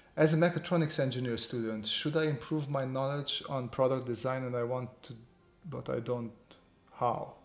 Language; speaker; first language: English; non-native, fluent; Romanian